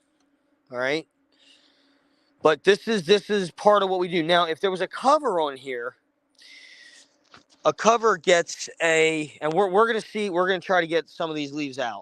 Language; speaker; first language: English; native; English